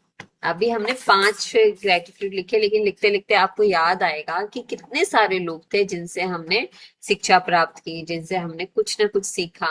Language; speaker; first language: Hindi; native; Hindi